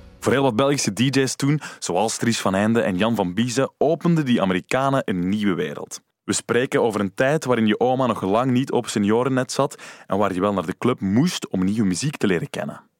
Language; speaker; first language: Dutch; native; Dutch